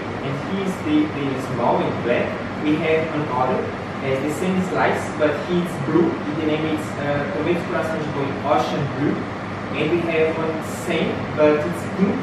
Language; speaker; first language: English; non-native, learner; Portuguese